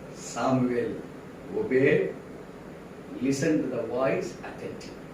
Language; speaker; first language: English; non-native, local second language; Tamil